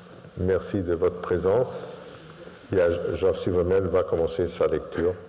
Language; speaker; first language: French; non-native, fluent; Portuguese